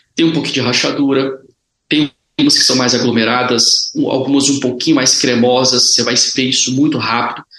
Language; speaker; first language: Portuguese; native; Portuguese